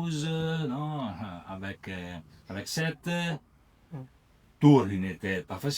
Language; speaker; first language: French; non-native, learner; Italian